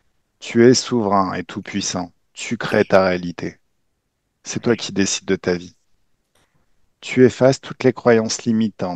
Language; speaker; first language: French; native; French